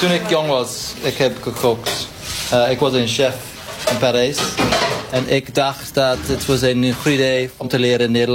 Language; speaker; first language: Dutch; non-native, learner; French